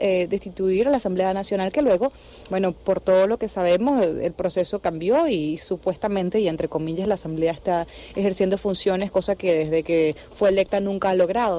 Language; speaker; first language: Spanish; native; Spanish